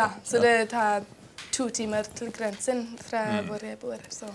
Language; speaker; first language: Norwegian; non-native, fluent; English